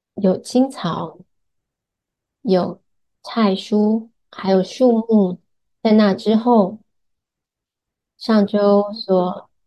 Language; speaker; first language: Chinese; non-native, learner; English